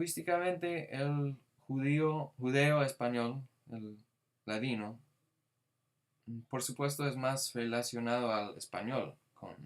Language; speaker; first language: Spanish; non-native, fluent; English